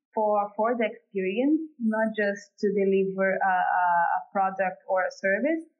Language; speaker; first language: English; non-native, fluent; Portuguese